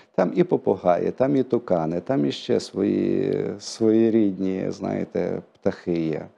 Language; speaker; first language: Ukrainian; native; Ukrainian